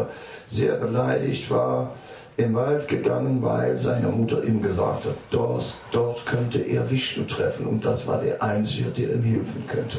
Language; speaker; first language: German; non-native, fluent; Dutch